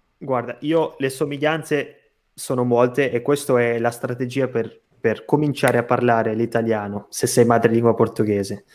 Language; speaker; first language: Italian; non-native, fluent; Portuguese